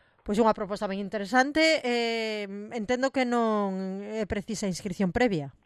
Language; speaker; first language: Galician; native; Galician